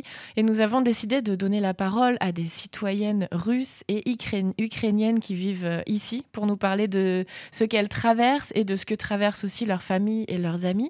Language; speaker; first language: French; native; French